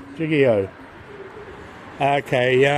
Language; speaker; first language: Chinese; non-native, learner; English